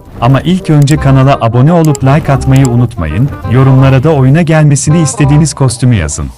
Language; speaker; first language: Turkish; native; Turkish